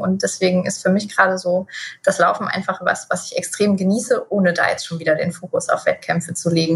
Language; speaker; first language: German; native; German